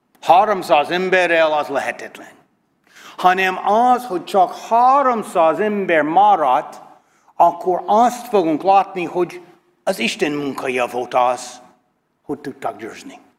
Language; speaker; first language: Hungarian; non-native, learner; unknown